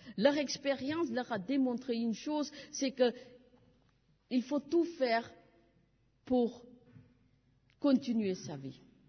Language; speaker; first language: French; non-native, fluent; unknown